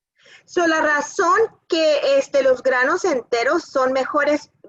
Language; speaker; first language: Spanish; early bilingual, other home language; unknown